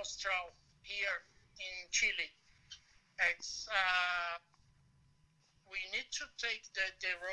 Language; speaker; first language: English; non-native, learner; Portuguese